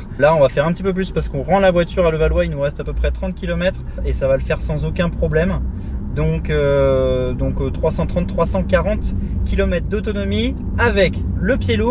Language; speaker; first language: French; native; French